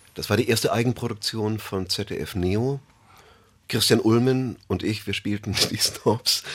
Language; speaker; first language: German; native; German